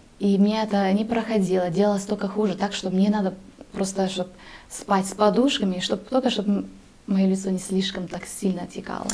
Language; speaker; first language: Russian; early bilingual, heritage; Russian